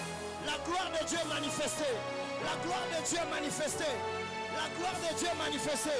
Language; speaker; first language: French; non-native, local second language; Lingala